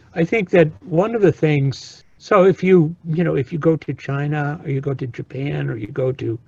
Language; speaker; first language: English; native; English